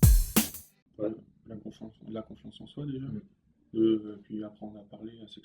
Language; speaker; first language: French; native; French